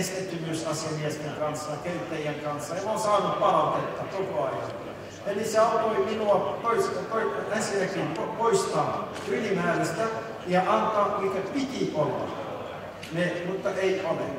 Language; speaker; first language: Finnish; non-native, fluent; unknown